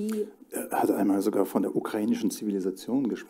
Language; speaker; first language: German; non-native, fluent; Ukrainian